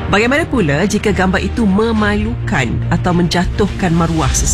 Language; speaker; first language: Malay; native; Malay